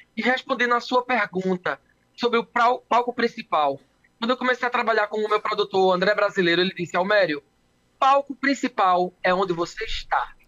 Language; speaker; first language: Portuguese; native; Portuguese